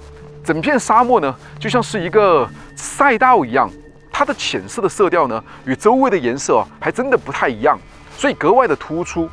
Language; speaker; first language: Chinese; native; Chinese